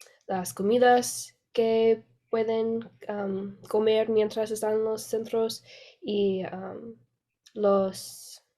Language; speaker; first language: Spanish; non-native, learner; English